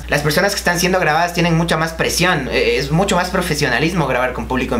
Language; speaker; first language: Spanish; native; Spanish